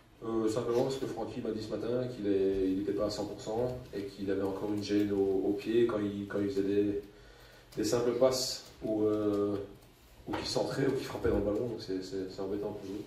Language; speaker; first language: French; native; French